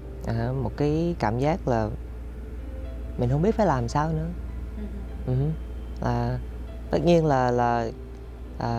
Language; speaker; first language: Vietnamese; early bilingual, heritage; Vietnamese